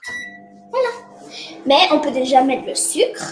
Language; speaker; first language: French; non-native, fluent; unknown